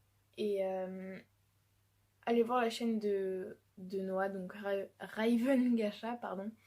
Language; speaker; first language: French; native; French